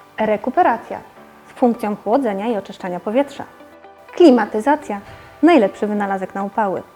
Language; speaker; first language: Polish; native; Polish